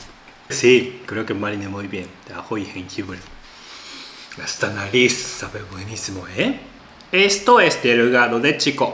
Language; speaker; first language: Spanish; non-native, fluent; Japanese